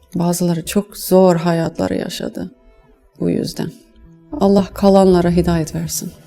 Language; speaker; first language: Turkish; non-native, fluent; English